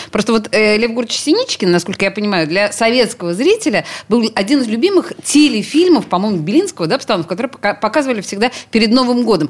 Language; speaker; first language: Russian; native; Russian